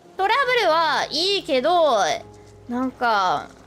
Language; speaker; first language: Japanese; non-native, learner; English